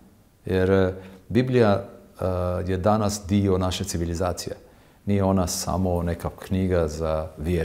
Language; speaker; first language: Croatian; non-native, fluent; Hebrew